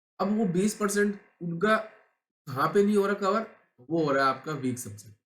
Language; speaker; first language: Hindi; native; Hindi